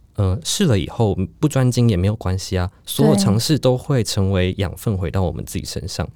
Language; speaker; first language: Chinese; native; Chinese